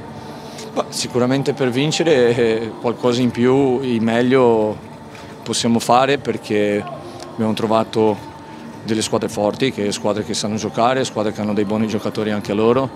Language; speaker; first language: Italian; non-native, fluent; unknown